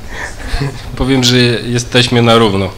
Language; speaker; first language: Polish; early bilingual, other home language; Ukrainian